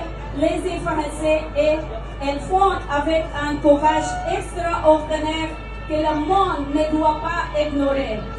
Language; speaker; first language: French; non-native, fluent; Persian